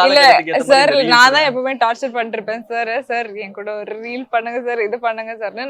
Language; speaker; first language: Tamil; native; Tamil